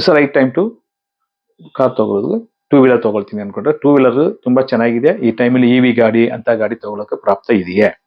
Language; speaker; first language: Kannada; non-native, local second language; Tamil